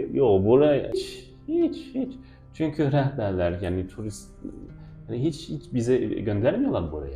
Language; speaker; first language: Turkish; non-native, fluent; French